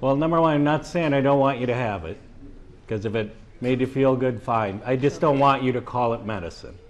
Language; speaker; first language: English; native; English